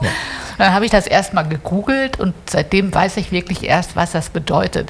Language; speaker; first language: German; native; German